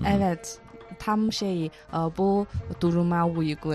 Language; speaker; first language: Turkish; non-native, fluent; Chinese